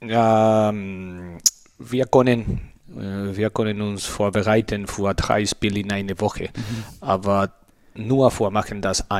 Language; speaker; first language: German; non-native, learner; Spanish